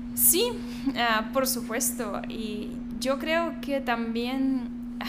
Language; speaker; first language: Spanish; non-native, fluent; Russian